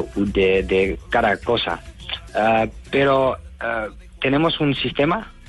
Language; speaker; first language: Spanish; non-native, learner; Dutch